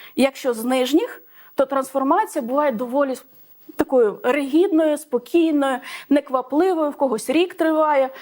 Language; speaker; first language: Ukrainian; non-native, local second language; Russian